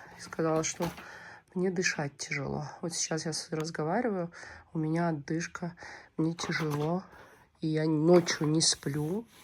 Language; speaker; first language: Russian; native; Russian